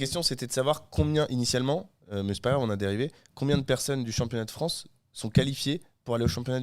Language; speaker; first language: French; native; French